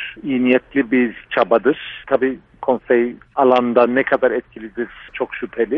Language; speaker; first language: Turkish; non-native, fluent; English